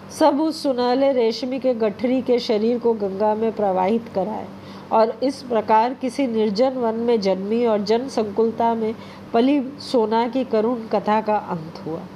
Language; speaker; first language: Hindi; non-native, local second language; Bangla